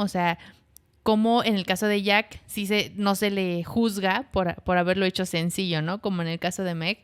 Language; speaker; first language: Spanish; native; Spanish